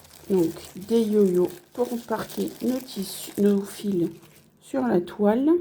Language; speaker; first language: French; native; French